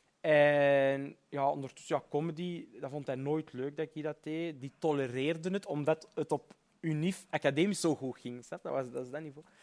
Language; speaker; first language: Dutch; early bilingual, other home language; Berber languages